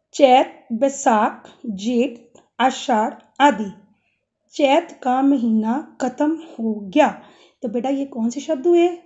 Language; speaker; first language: Hindi; native; Hindi